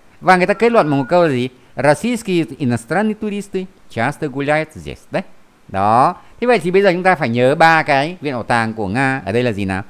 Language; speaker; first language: Vietnamese; native; Vietnamese